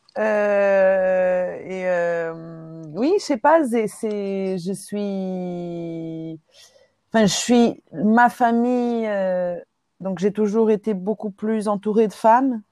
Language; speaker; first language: French; non-native, fluent; Portuguese